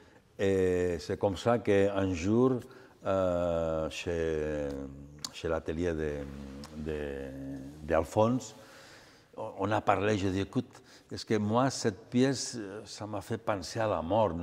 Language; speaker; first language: French; non-native, fluent; Catalan